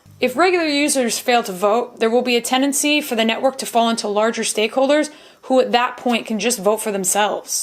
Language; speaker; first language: English; native; English